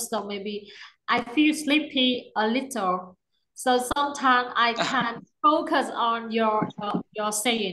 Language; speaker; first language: English; non-native, learner; Vietnamese